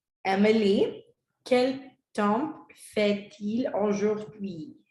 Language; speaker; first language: French; non-native, learner; Spanish